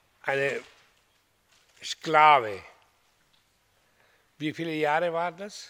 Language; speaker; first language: German; non-native, fluent; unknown